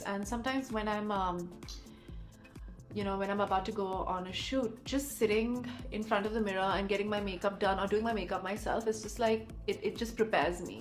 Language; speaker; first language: English; non-native, local second language; Hindi